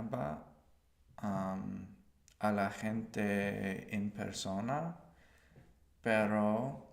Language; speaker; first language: Spanish; non-native, learner; English